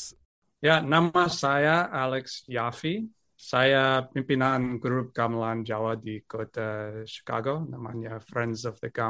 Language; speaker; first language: Indonesian; non-native, fluent; English